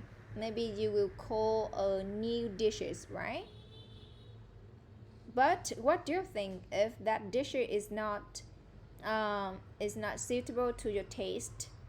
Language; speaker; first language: English; non-native, fluent; Vietnamese